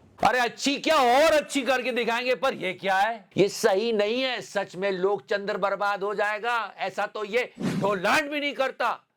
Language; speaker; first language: Hindi; native; Hindi